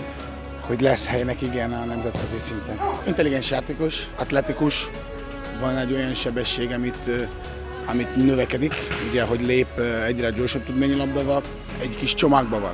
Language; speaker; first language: Hungarian; non-native, fluent; Portuguese